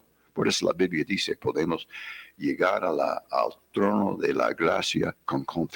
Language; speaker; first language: Spanish; non-native, fluent; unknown